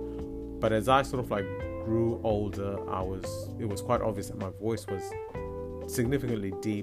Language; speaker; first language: English; non-native, local second language; Shona